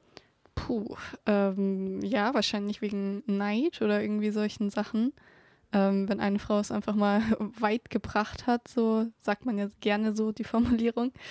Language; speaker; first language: German; native; German